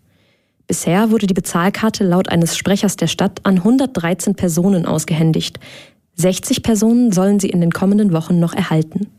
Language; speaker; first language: German; native; German